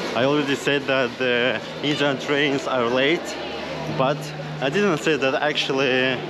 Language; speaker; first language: English; non-native, fluent; Russian